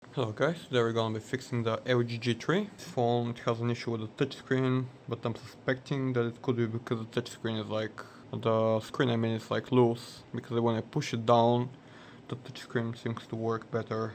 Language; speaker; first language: English; non-native, fluent; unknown